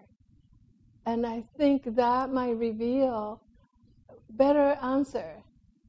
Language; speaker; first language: English; non-native, fluent; Japanese